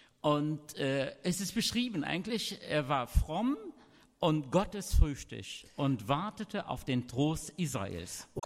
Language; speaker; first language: German; non-native, fluent; Arabic